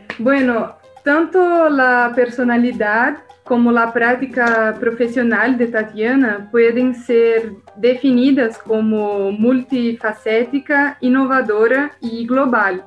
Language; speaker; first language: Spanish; non-native, learner; Portuguese